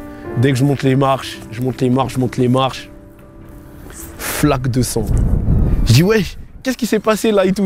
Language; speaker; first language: French; native; French